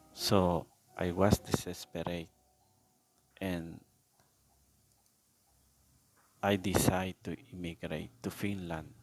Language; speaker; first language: English; non-native, learner; Spanish